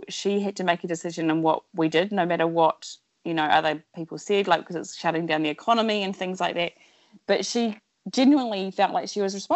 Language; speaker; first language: English; native; English